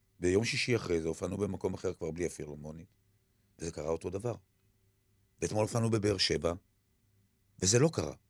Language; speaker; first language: Hebrew; early bilingual, other home language; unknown